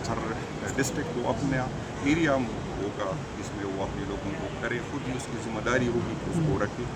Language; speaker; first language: Urdu; non-native, local second language; Pashto